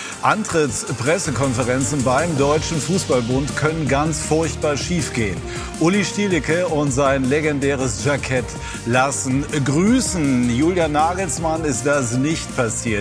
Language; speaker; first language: German; native; German